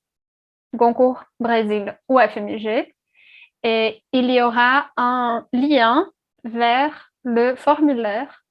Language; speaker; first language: French; non-native, fluent; Portuguese